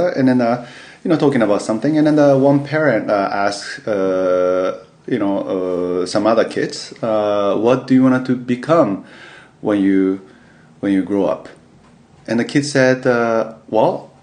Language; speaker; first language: English; non-native, fluent; Japanese